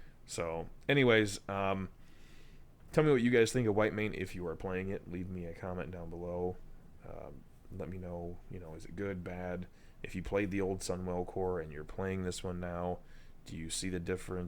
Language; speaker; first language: English; native; English